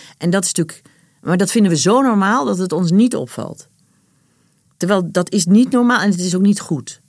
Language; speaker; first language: Dutch; native; Dutch